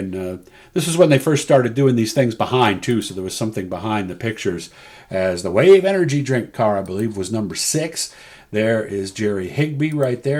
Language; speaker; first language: English; native; English